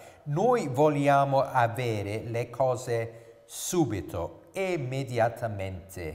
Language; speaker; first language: Italian; non-native, fluent; English